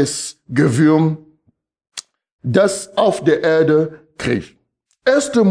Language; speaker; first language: German; non-native, fluent; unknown